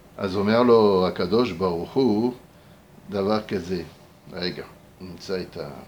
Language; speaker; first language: Hebrew; native; Hebrew